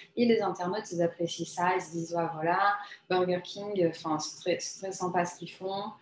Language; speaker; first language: French; non-native, fluent; Portuguese